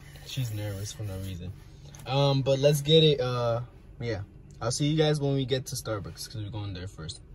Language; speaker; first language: English; early bilingual, other home language; Spanish